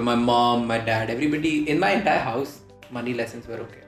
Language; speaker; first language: English; non-native, local second language; Hindi